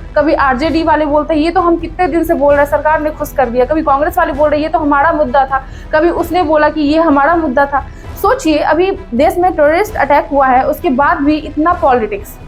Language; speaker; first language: Hindi; native; Hindi